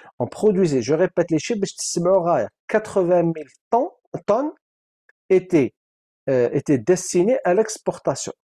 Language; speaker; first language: French; non-native, local second language; Arabic